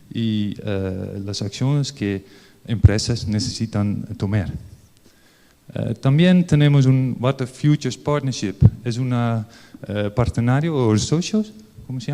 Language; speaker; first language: Spanish; non-native, learner; Dutch